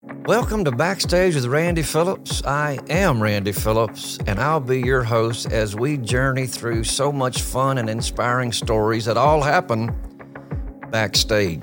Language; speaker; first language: English; native; English